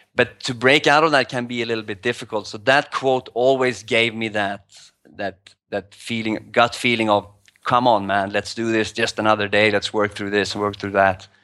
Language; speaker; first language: English; non-native, fluent; Swedish